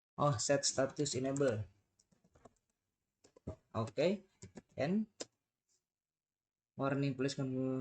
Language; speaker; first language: English; non-native, learner; Indonesian